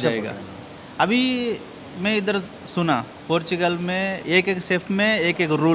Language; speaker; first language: Hindi; non-native, local second language; Telugu